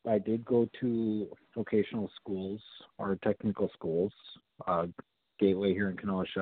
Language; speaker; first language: English; native; English